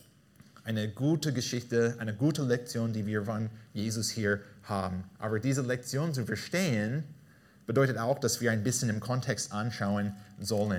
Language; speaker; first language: German; non-native, fluent; English